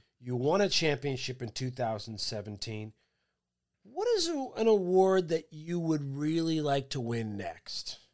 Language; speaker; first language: English; native; English